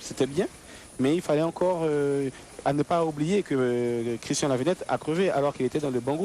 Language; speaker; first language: French; native; French